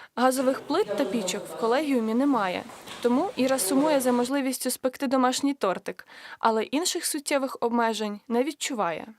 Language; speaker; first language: Ukrainian; native; Ukrainian